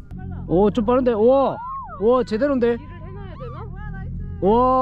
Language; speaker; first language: Korean; native; Korean